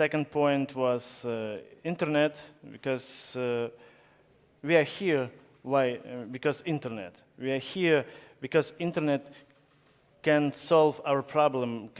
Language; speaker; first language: English; non-native, learner; Russian